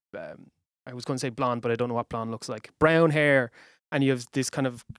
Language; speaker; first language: English; native; English